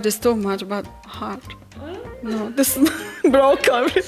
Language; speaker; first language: English; non-native, learner; German